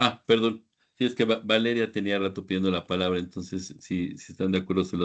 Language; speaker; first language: Spanish; native; Spanish